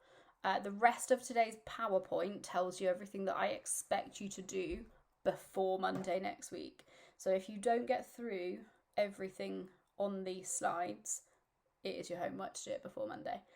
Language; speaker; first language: English; native; English